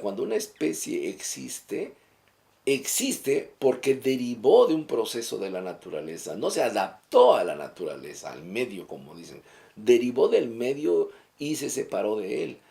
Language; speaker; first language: Spanish; native; Spanish